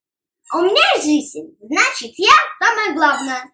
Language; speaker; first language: Russian; early bilingual, heritage; Russian